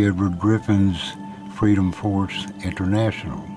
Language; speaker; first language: English; native; English